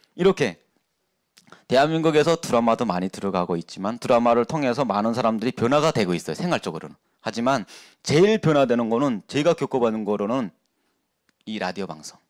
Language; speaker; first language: Korean; native; Korean